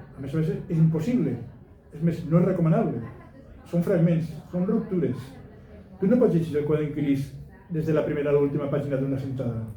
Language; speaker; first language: Catalan; non-native, local second language; Spanish